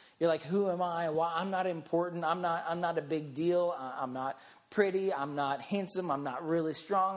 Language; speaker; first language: English; native; English